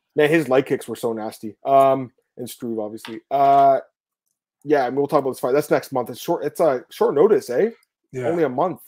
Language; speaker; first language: English; non-native, fluent; Dutch